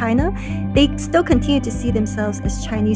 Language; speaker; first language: English; non-native, local second language; Cantonese